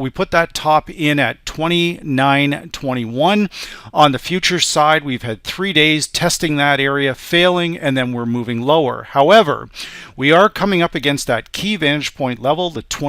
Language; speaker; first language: English; native; English